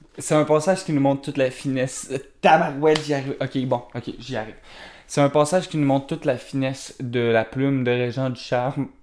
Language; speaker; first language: French; native; French